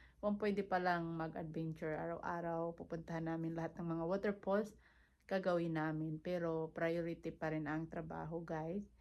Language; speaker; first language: Filipino; non-native, local second language; Cebuano